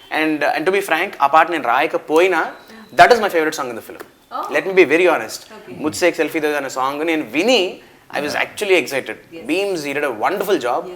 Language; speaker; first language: Telugu; native; Telugu